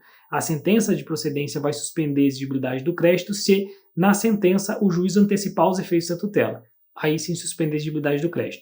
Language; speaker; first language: Portuguese; native; Portuguese